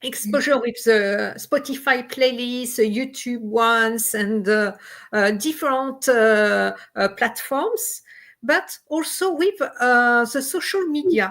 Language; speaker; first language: English; non-native, fluent; French